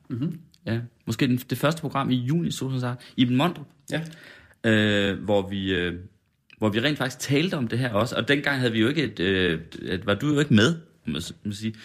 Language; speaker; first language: Danish; native; Danish